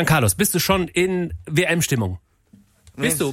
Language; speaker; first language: German; native; German